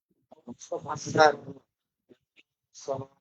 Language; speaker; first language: Italian; non-native, learner; Bangla